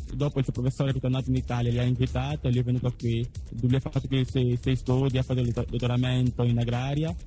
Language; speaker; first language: Italian; non-native, fluent; Portuguese